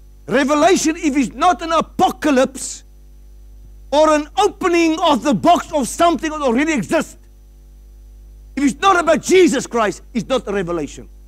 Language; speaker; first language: English; non-native, local second language; Afrikaans